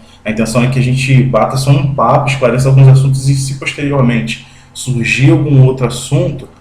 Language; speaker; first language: Portuguese; native; Portuguese